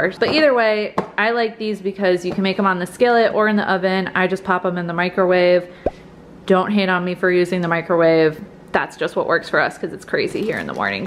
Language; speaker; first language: English; native; English